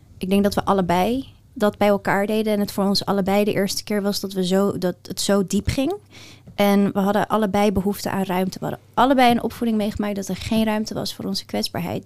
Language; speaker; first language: Dutch; early bilingual, other home language; Persian